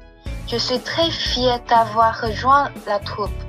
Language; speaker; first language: French; non-native, fluent; Chinese